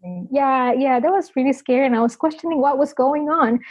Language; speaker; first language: English; non-native, fluent; Indonesian